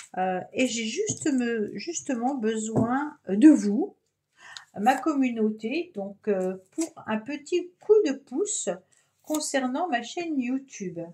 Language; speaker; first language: French; native; French